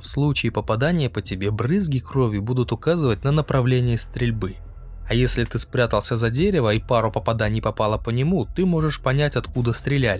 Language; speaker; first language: Russian; native; Russian